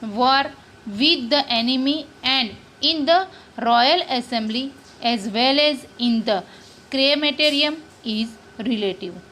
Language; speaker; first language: English; non-native, local second language; Gujarati